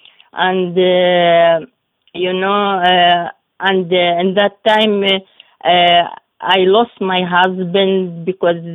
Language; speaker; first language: English; non-native, learner; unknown